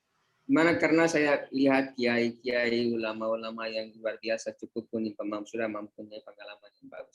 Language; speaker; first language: Indonesian; non-native, fluent; Hindi